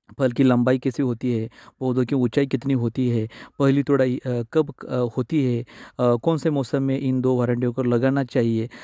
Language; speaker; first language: Hindi; non-native, local second language; Marathi